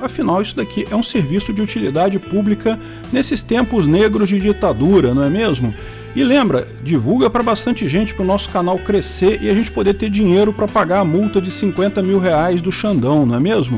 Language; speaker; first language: Portuguese; native; Portuguese